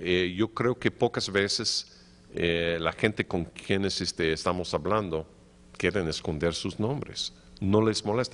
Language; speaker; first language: Spanish; non-native, fluent; English